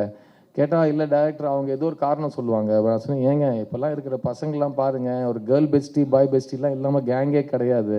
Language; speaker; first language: Tamil; native; Tamil